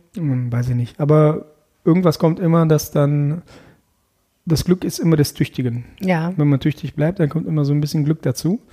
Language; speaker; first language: German; early bilingual, other home language; Russian